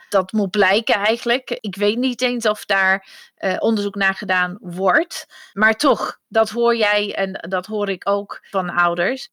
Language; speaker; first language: Dutch; non-native, fluent; English